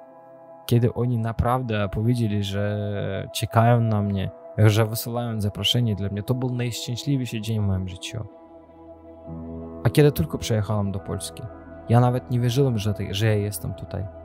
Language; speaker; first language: Polish; non-native, learner; Azerbaijani